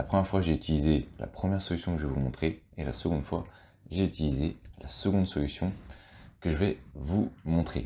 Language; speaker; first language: French; native; French